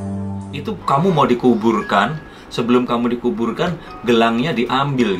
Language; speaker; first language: Indonesian; native; Indonesian